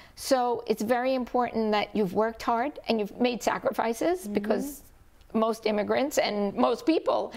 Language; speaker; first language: English; native; English